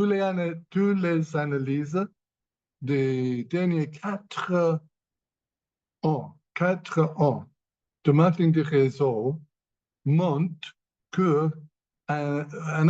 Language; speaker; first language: French; non-native, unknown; English